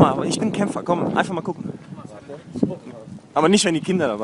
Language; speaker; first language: German; native; German